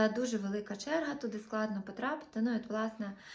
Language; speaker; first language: Ukrainian; native; Ukrainian